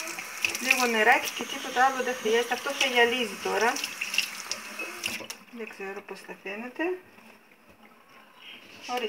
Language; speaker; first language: Greek; non-native, fluent; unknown